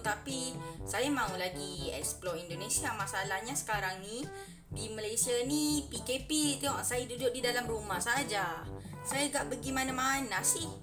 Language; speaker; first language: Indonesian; non-native, learner; Malay